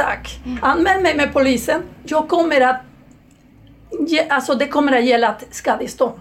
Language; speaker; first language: Swedish; non-native, fluent; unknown